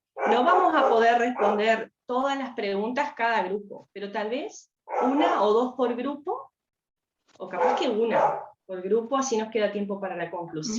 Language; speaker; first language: Spanish; native; Spanish